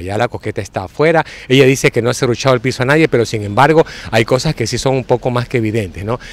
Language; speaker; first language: Spanish; native; Spanish